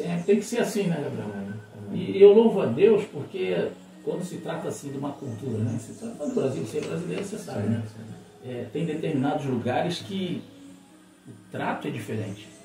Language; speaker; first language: Portuguese; native; Portuguese